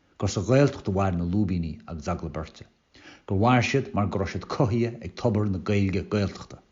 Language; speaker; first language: Irish; native; Irish